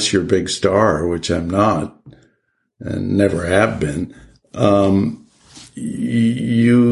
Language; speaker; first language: English; native; English